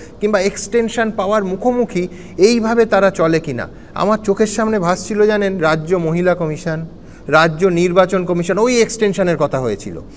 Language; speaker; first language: Bangla; native; Bangla